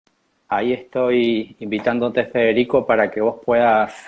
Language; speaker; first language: Spanish; native; Spanish